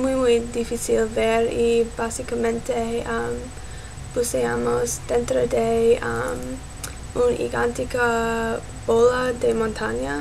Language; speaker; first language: Spanish; non-native, learner; English